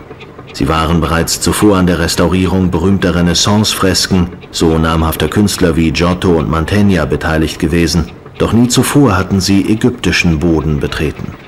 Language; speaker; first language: German; native; German